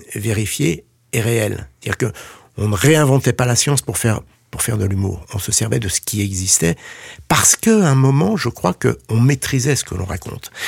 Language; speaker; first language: French; native; French